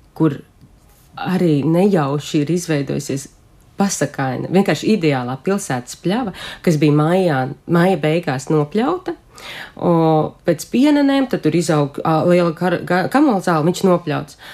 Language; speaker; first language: Latvian; native; Latvian